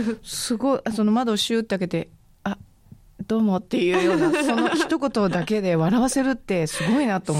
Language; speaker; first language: Japanese; native; Japanese